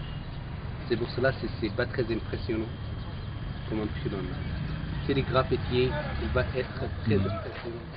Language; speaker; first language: French; non-native, fluent; Arabic